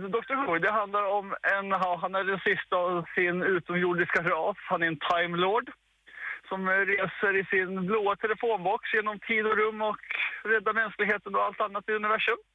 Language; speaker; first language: Swedish; native; Swedish